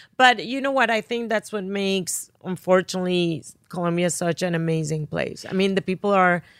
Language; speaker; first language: English; non-native, fluent; Spanish